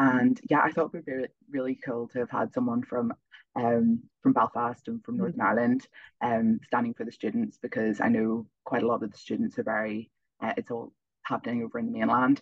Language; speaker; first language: English; native; English